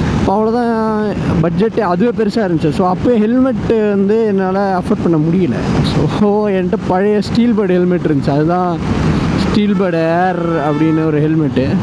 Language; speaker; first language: Tamil; non-native, local second language; Malayalam